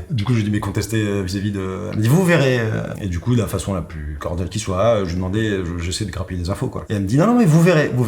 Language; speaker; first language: French; non-native, local second language; Arabic